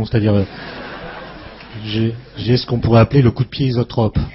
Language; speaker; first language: French; native; French